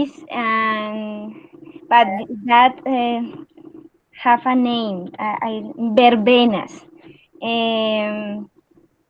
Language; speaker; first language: English; non-native, learner; Spanish